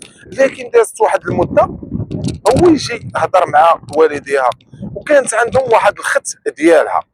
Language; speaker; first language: Arabic; native; Arabic